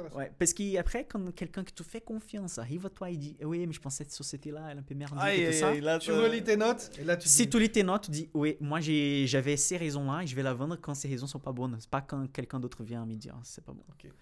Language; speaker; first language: French; non-native, fluent; Portuguese